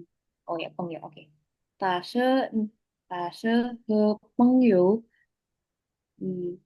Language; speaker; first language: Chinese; non-native, learner; Indonesian